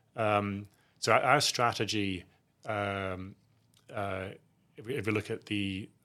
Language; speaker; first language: English; native; English